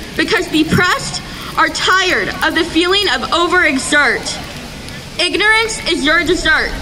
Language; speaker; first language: English; native; English